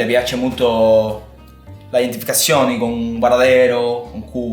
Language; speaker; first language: Italian; non-native, learner; Spanish